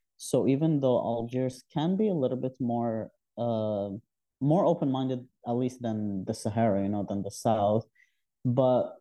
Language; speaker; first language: English; non-native, fluent; Arabic